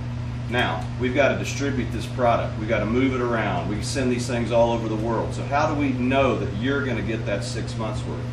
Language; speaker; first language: English; native; English